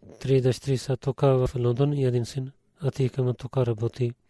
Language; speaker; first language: Bulgarian; non-native, learner; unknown